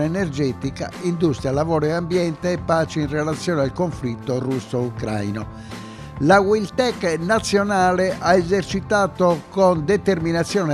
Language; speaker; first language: Italian; native; Italian